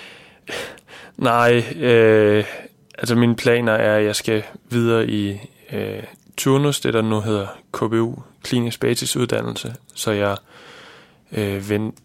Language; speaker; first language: Danish; native; Danish